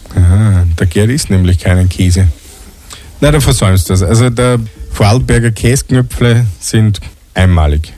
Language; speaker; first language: German; native; German